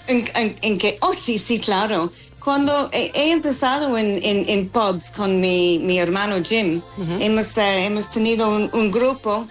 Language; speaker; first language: Spanish; non-native, fluent; English